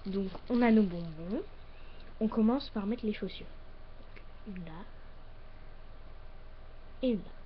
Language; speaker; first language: French; native; French